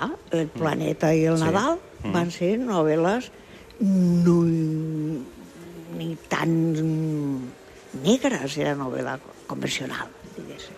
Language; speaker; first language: Catalan; non-native, local second language; Spanish